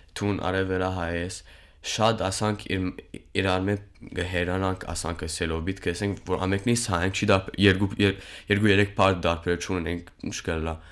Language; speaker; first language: Armenian; early bilingual, heritage; Armenian